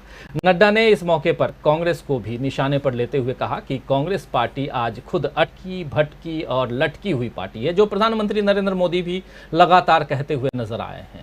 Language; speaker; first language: Hindi; native; Hindi